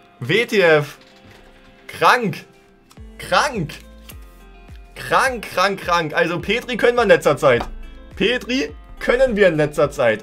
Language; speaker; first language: German; native; German